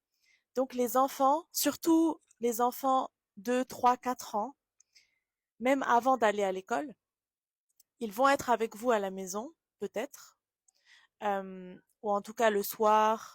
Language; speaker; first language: French; native; French